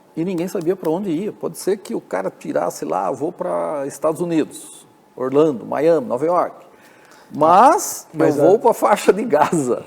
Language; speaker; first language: Portuguese; native; Portuguese